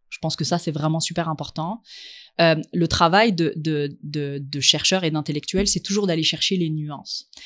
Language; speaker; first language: French; early bilingual, other home language; Arabic